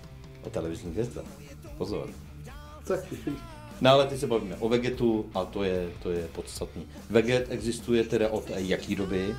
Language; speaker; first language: Czech; native; Czech